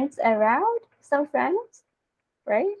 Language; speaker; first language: English; non-native, learner; Vietnamese